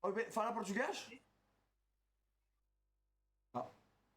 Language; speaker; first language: Portuguese; non-native, learner; French